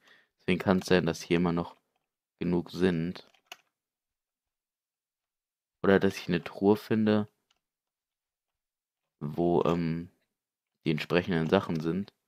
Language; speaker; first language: German; native; German